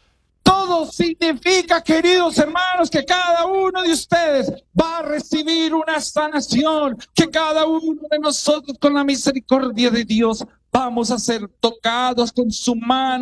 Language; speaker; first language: Spanish; native; Spanish